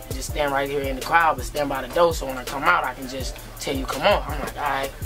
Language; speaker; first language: English; native; English